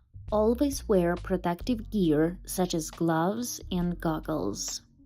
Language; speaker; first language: English; non-native, fluent; Ukrainian